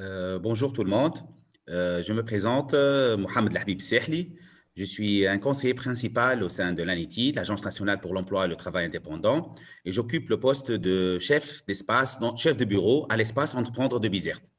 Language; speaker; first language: French; non-native, local second language; Arabic